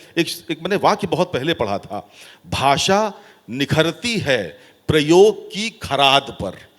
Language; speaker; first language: Hindi; native; Hindi